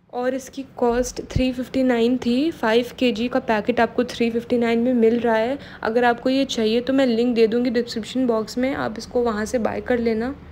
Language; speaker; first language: Hindi; native; Hindi